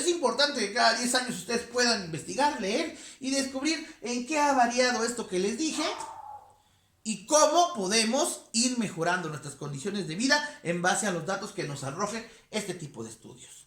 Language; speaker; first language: Spanish; native; Spanish